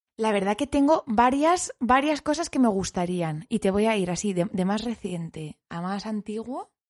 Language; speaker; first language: Spanish; native; Spanish